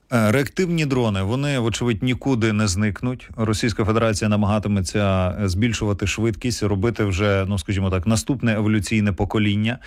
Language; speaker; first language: Ukrainian; native; Ukrainian